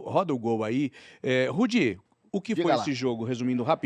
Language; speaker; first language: Portuguese; native; Portuguese